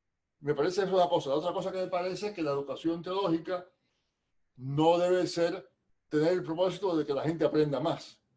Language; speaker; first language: Spanish; native; Spanish